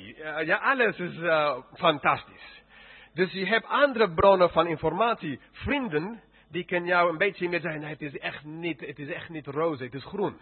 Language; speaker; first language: Dutch; non-native, fluent; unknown